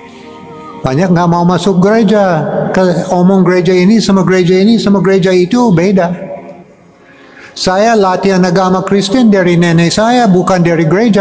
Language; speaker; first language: Indonesian; non-native, fluent; English